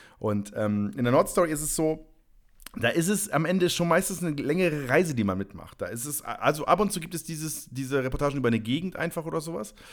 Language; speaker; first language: German; native; German